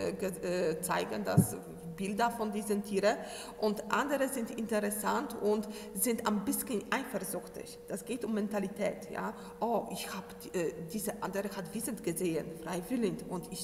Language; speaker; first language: German; non-native, learner; Polish